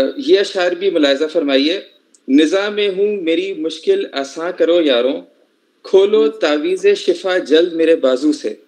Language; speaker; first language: Urdu; native; Urdu